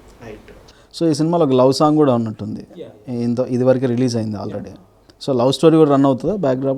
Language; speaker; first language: Telugu; native; Telugu